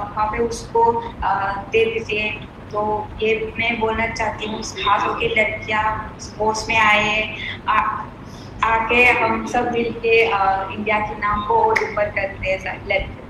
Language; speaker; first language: Hindi; non-native, local second language; Manipuri